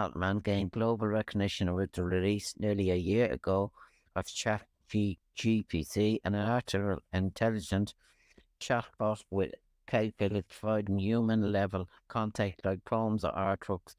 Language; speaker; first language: English; native; English